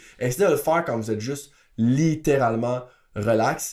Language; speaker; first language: French; native; French